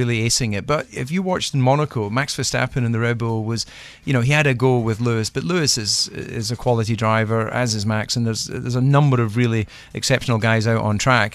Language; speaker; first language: English; native; English